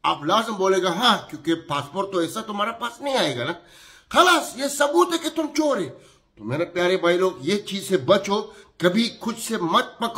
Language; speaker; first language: Hindi; non-native, learner; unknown